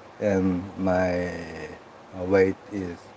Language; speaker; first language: English; non-native, learner; Korean